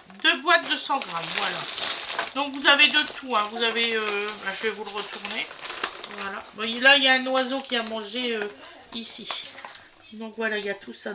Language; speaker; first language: French; native; French